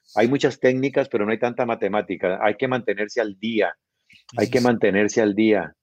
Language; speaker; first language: Spanish; native; Spanish